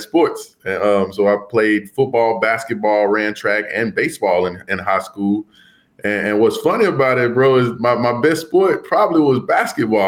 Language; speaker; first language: English; native; English